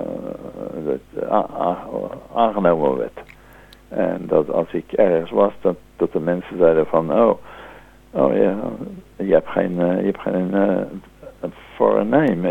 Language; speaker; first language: Dutch; native; Dutch